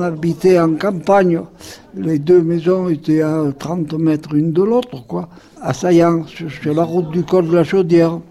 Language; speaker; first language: French; native; French